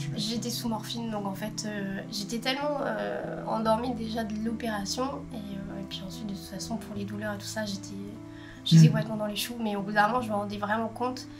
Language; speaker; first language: French; native; French